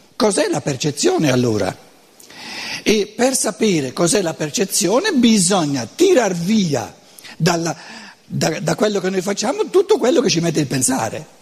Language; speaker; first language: Italian; non-native, local second language; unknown